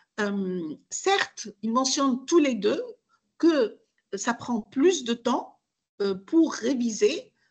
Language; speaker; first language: French; non-native, local second language; Arabic